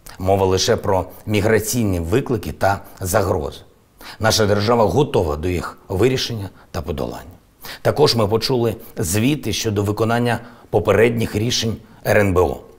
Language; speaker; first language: Ukrainian; non-native, local second language; Russian